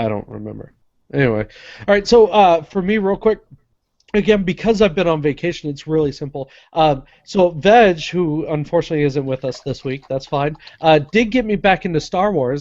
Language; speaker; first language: English; native; English